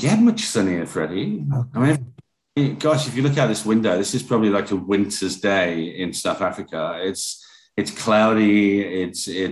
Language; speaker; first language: English; native; English